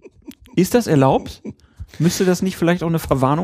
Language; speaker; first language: German; native; German